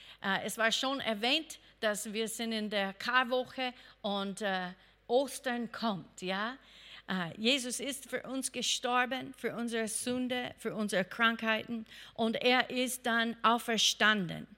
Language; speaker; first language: German; non-native, fluent; English